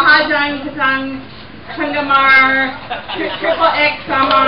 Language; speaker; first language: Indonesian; non-native, learner; English